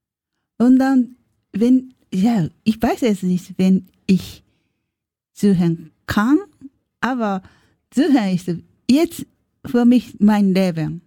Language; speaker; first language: German; non-native, learner; Japanese